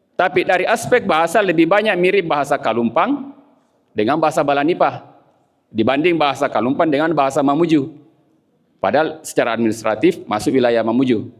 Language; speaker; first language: Indonesian; non-native, local second language; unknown